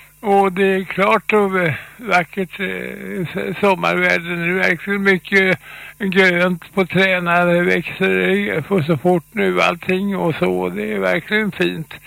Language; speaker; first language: Swedish; native; Swedish